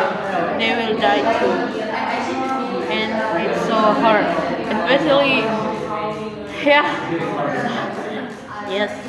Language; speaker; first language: English; non-native, learner; Indonesian